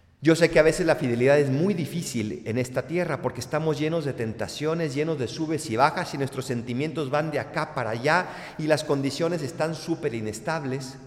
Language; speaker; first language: Spanish; native; Spanish